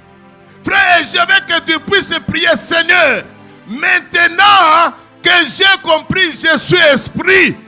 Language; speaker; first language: French; non-native, local second language; Lingala